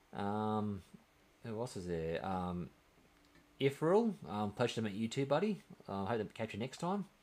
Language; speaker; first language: English; native; English